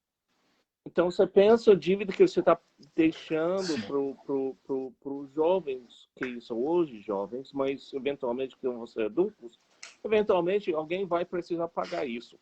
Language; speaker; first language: Portuguese; non-native, fluent; English